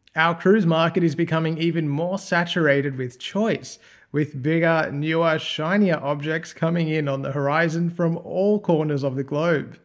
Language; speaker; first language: English; native; English